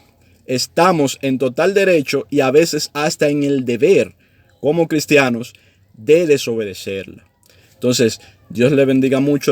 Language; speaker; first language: Spanish; native; Spanish